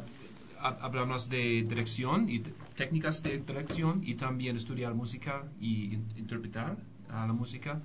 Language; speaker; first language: Spanish; non-native, learner; English